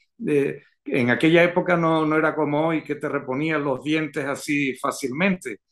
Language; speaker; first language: Spanish; native; Spanish